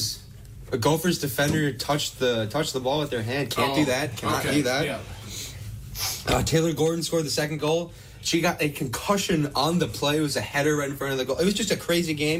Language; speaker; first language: English; native; English